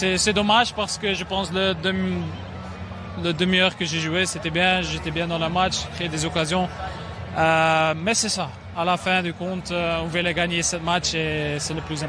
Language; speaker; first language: French; non-native, fluent; Dutch